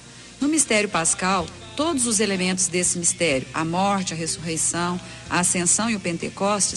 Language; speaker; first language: Portuguese; native; Portuguese